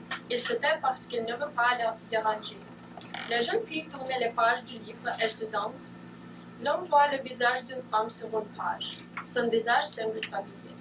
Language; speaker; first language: French; non-native, learner; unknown